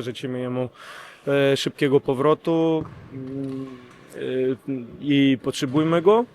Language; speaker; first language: Polish; non-native, learner; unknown